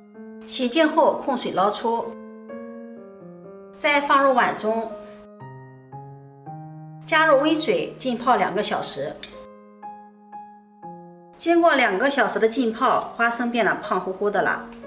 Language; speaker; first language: Chinese; native; Chinese